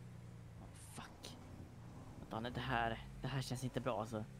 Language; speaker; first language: Swedish; native; Swedish